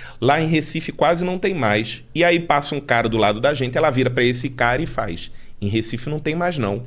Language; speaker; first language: Portuguese; native; Portuguese